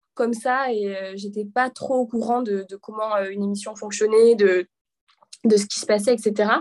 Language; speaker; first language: French; native; French